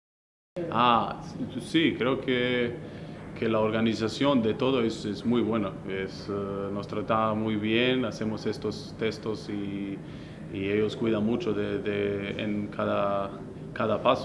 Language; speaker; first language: Spanish; non-native, fluent; Slovenian